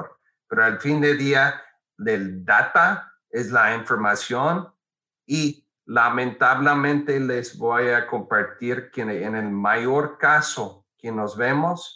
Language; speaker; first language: Spanish; non-native, fluent; English